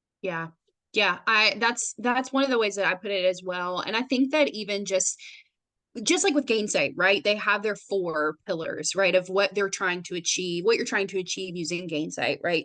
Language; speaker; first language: English; native; English